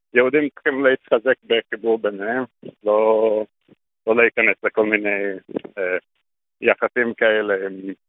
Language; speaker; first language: Hebrew; non-native, fluent; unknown